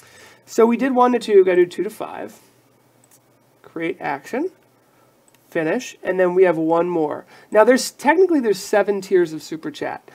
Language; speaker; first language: English; native; English